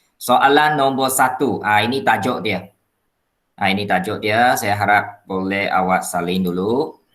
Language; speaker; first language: Malay; non-native, local second language; Chinese